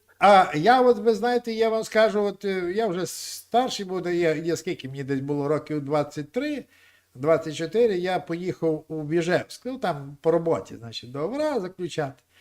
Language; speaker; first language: Ukrainian; native; Ukrainian